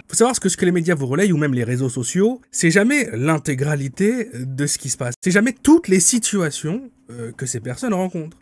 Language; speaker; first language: French; native; French